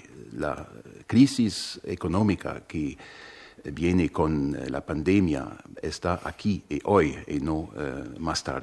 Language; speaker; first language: Spanish; non-native, fluent; German